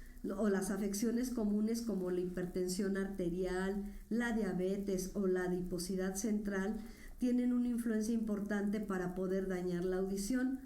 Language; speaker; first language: Spanish; native; Spanish